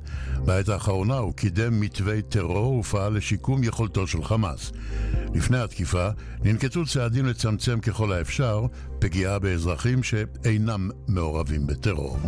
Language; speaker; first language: Hebrew; native; Hebrew